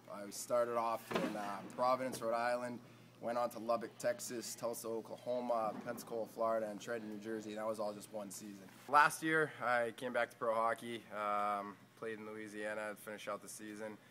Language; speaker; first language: English; native; English